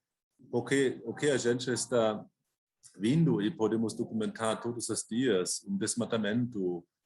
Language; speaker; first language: Portuguese; non-native, fluent; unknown